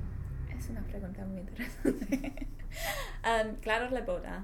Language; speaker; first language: Spanish; non-native, learner; English